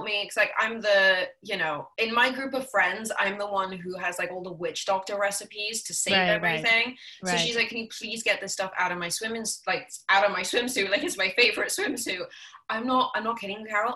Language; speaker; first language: English; native; English